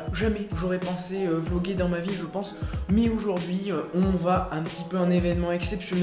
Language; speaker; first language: French; native; French